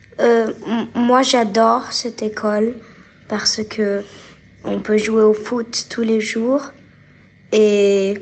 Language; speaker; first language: French; early bilingual, heritage; French